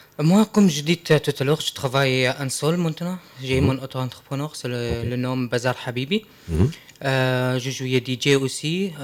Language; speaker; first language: French; non-native, learner; Arabic